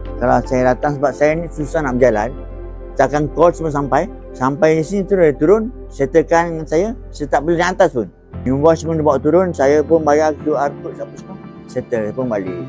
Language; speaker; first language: Malay; native; Malay